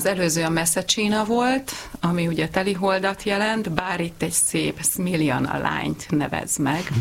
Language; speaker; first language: Hungarian; native; Hungarian